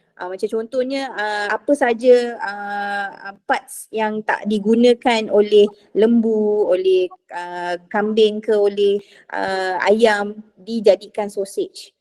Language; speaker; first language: Malay; native; Malay